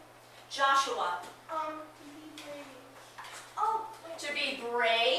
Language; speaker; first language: English; native; English